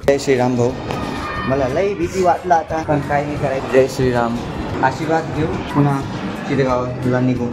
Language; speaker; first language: Marathi; non-native, local second language; Hindi